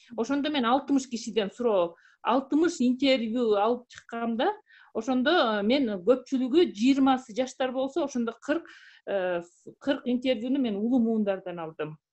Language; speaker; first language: Kyrgyz; native; Kyrgyz